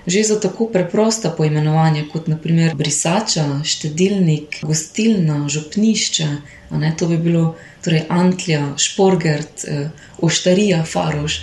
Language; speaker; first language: Slovenian; native; Slovenian